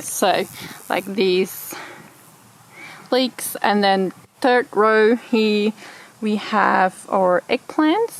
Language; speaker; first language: English; non-native, fluent; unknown